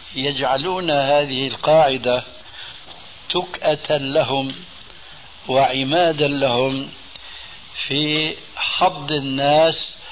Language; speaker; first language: Arabic; early bilingual, other home language; Albanian